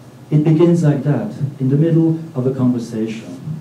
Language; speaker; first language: English; non-native, fluent; French